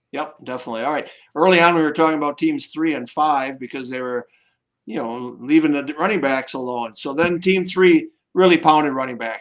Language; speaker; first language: English; native; English